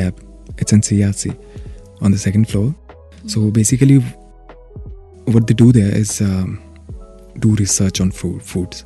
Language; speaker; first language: English; non-native, local second language; Hindi